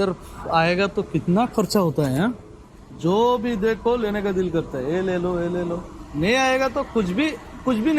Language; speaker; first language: Hindi; non-native, learner; Bangla